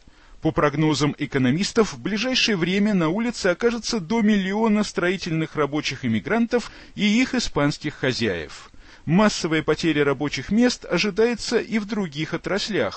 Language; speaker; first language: Russian; native; Russian